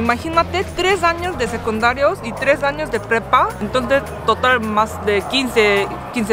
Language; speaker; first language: Spanish; non-native, learner; Korean